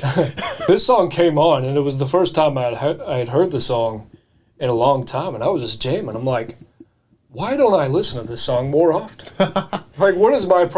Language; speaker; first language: English; native; English